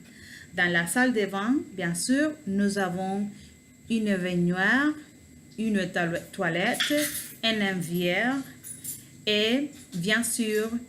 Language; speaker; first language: French; non-native, learner; Spanish